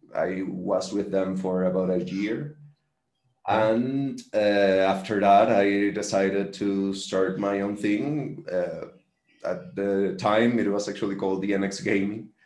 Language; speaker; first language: English; non-native, fluent; Spanish